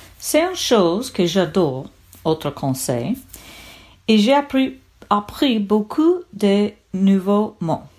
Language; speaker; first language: French; non-native, learner; English